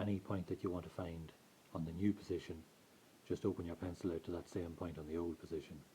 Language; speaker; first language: English; native; English